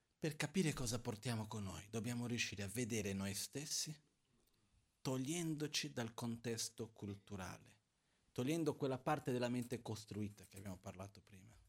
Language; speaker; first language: Italian; non-native, fluent; Portuguese